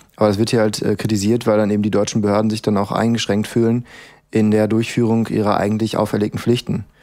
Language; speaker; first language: German; native; German